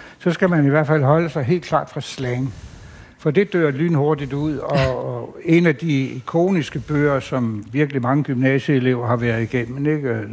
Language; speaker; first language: Danish; native; Danish